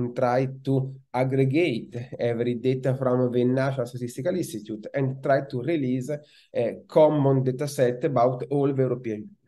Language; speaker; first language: English; non-native, fluent; Italian